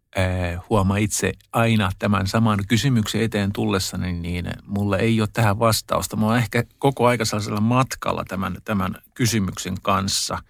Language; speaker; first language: Finnish; early bilingual, heritage; Finnish